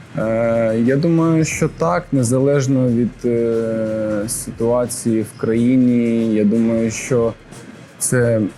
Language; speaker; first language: Ukrainian; non-native, local second language; Russian